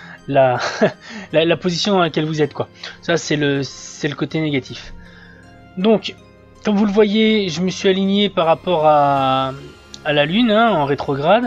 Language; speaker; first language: French; native; French